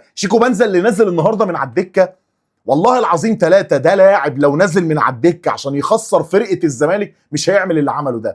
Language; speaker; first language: Arabic; native; Arabic